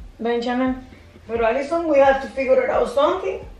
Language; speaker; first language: English; non-native, fluent; Spanish